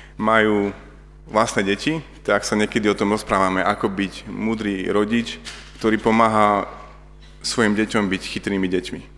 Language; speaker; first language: Slovak; native; Slovak